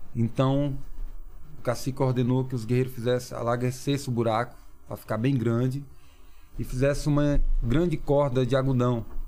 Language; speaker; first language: Portuguese; non-native, local second language; Kayapó